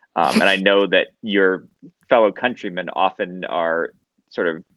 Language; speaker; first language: English; native; English